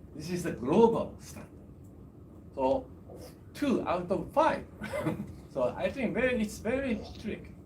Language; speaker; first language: English; non-native, fluent; Japanese